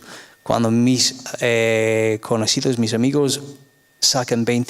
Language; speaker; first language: Spanish; non-native, fluent; English